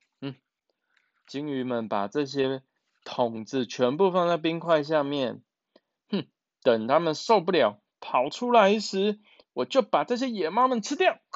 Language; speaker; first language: Chinese; native; Chinese